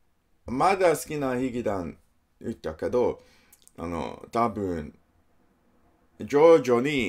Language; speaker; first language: Japanese; non-native, learner; English